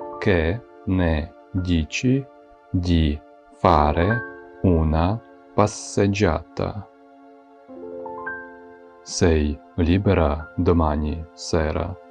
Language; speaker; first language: Italian; non-native, fluent; Ukrainian